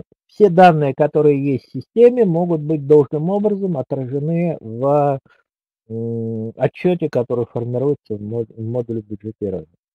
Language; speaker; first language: Russian; native; Russian